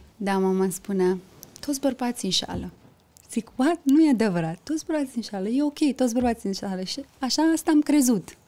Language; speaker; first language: Romanian; early bilingual, heritage; Romanian